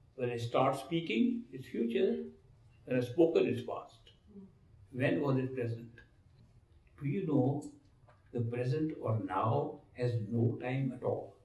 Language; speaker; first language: English; non-native, local second language; Hindi